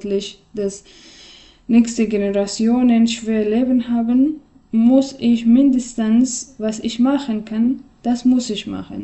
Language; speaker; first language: German; non-native, learner; Persian